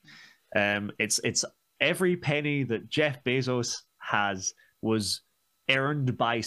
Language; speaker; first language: English; native; English